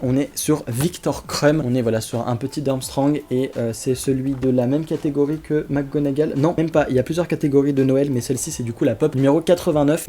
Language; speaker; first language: French; native; French